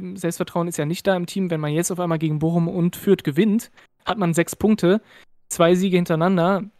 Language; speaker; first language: German; non-native, fluent; French